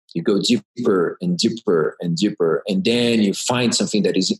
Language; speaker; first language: English; non-native, fluent; Portuguese